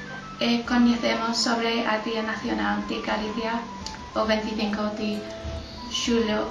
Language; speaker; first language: Galician; non-native, learner; English